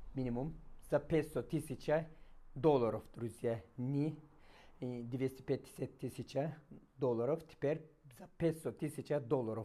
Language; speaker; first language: Russian; non-native, fluent; Turkish